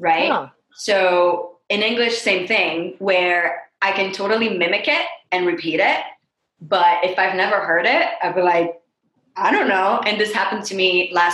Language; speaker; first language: English; non-native, fluent; French